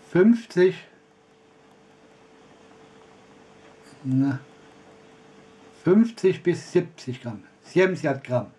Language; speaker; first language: German; non-native, learner; Russian